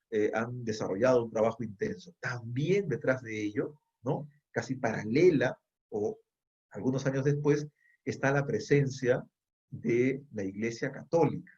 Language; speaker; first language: Spanish; native; Spanish